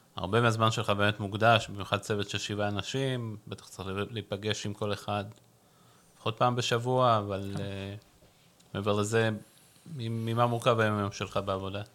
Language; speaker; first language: Hebrew; native; Hebrew